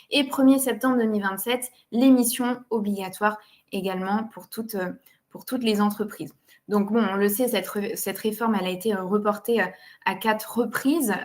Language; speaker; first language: French; native; French